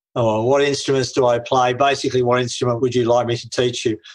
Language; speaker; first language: English; native; English